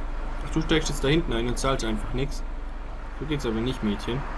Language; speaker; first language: German; native; German